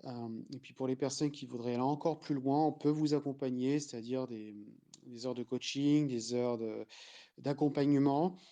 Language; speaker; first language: French; native; French